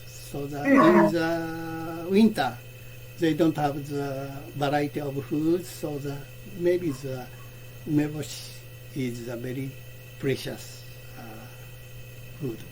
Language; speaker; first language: English; non-native, learner; Japanese